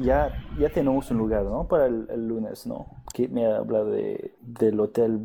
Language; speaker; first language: Spanish; non-native, fluent; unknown